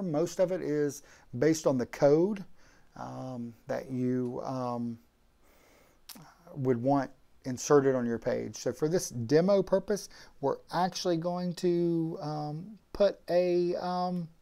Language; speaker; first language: English; native; English